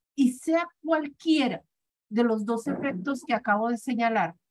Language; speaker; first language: Spanish; native; Spanish